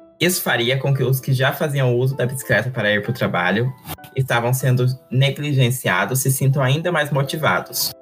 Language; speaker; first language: Portuguese; native; Portuguese